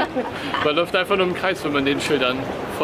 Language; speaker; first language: German; native; German